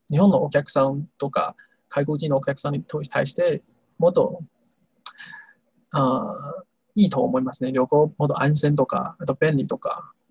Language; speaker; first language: Japanese; non-native, learner; Chinese